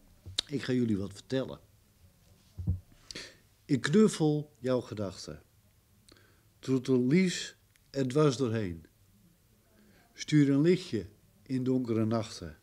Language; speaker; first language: Dutch; native; Dutch